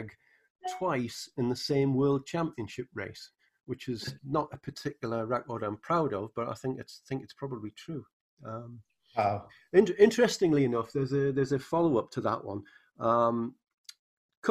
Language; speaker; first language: English; native; English